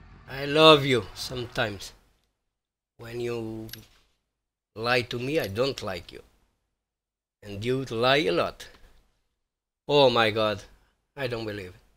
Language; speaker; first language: English; non-native, learner; Portuguese